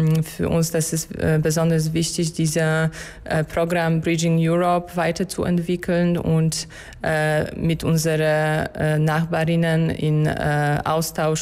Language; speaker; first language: German; non-native, fluent; Polish